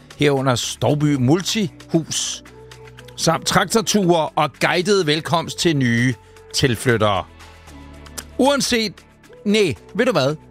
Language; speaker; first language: Danish; native; Danish